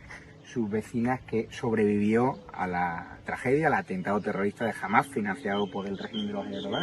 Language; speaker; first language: Spanish; native; Spanish